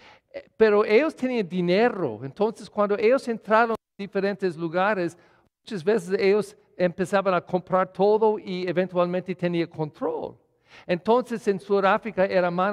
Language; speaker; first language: Spanish; non-native, fluent; English